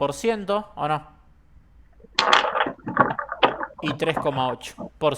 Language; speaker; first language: Spanish; native; Spanish